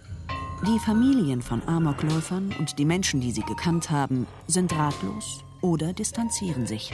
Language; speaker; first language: German; native; German